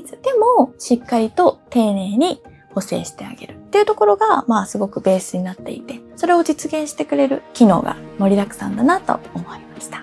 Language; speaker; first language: Japanese; native; Japanese